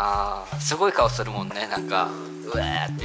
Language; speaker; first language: Japanese; native; Japanese